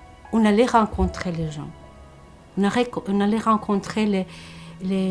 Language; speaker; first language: French; non-native, fluent; Spanish